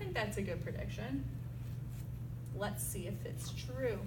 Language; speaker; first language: English; native; English